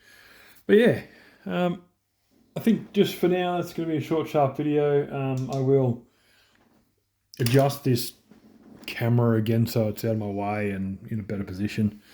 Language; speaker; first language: English; native; English